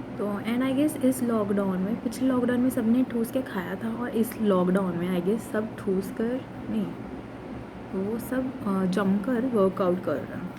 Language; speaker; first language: Hindi; non-native, local second language; Nepali